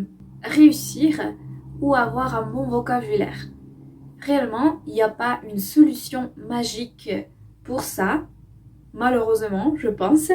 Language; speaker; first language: French; non-native, fluent; Spanish